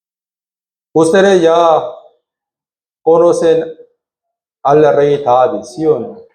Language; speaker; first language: Spanish; non-native, fluent; Korean